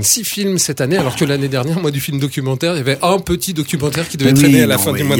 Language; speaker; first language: French; native; French